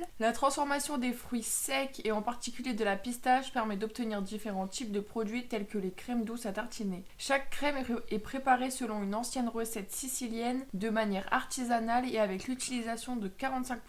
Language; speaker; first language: French; native; French